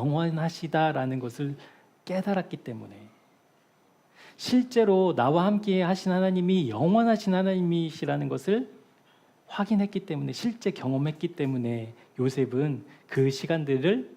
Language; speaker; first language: Korean; native; Korean